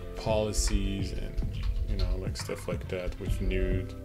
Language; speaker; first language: English; non-native, fluent; Portuguese